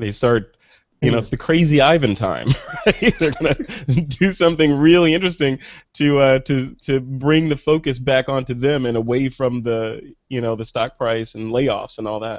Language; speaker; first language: English; native; English